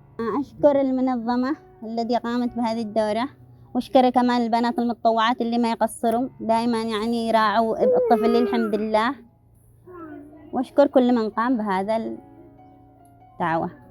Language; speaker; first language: Arabic; native; Arabic